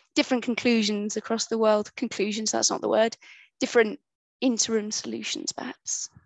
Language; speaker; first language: English; native; English